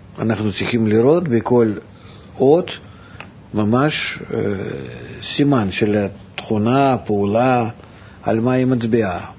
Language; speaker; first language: Hebrew; non-native, fluent; Russian